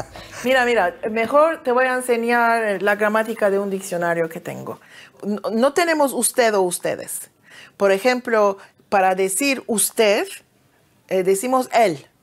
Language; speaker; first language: Spanish; early bilingual, heritage; Ladino